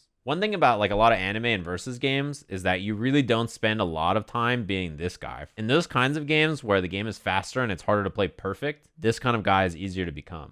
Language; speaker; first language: English; native; English